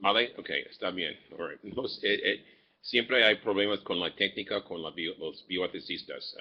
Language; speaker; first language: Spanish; non-native, fluent; English